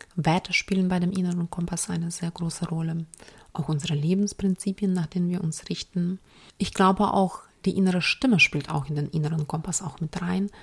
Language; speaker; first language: German; non-native, fluent; Ukrainian